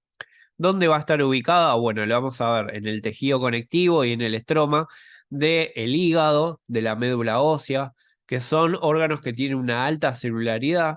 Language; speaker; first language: Spanish; native; Spanish